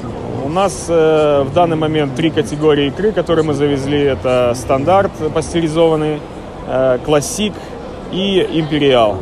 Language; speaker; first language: Russian; native; Russian